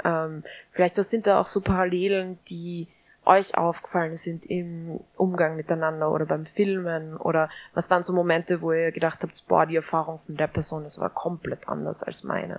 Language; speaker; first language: German; native; German